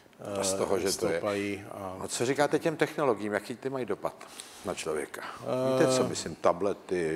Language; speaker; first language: Czech; native; Czech